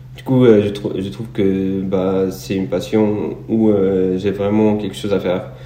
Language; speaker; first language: French; non-native, local second language; Arabic